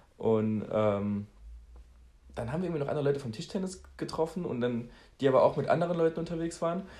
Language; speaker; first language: German; native; German